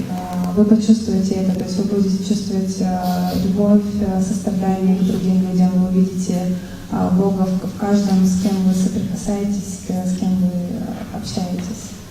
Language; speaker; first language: Russian; native; Russian